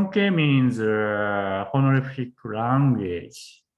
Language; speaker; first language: English; non-native, learner; Japanese